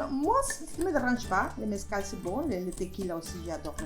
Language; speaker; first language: French; non-native, fluent; Spanish